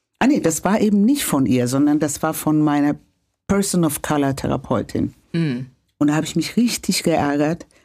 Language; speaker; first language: German; non-native, fluent; Kinyarwanda